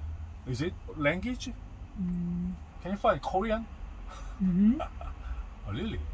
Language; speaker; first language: English; non-native, learner; Korean